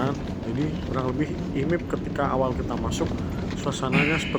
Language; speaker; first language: Indonesian; native; Indonesian